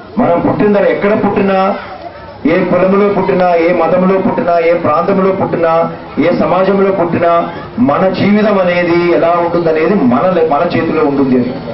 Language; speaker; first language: Telugu; non-native, fluent; Malayalam